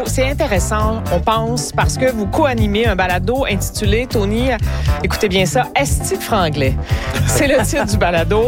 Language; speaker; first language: French; native; French